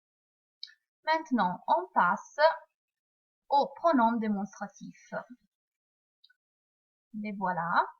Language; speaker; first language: French; non-native, fluent; Italian